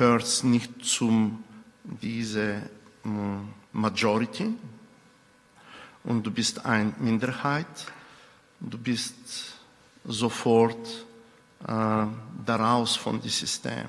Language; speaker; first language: German; non-native, fluent; Bulgarian